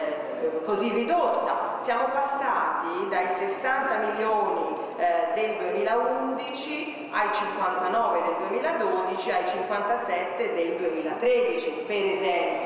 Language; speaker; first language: Italian; native; Italian